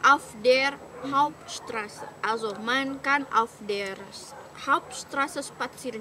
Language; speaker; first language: German; non-native, learner; Indonesian